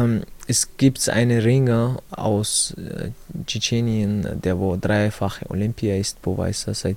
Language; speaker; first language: German; early bilingual, other home language; Chechen